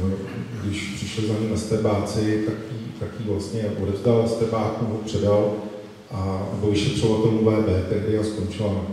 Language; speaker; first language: Czech; native; Czech